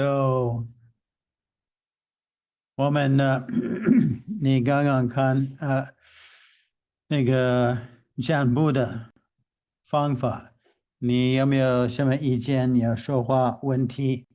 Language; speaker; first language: Chinese; non-native, fluent; English